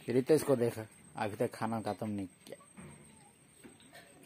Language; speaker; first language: Hindi; non-native, local second language; Odia